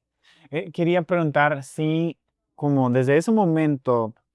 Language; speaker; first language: Spanish; non-native, fluent; English